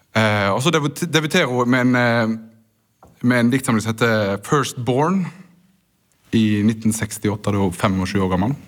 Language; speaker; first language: Norwegian; native; Norwegian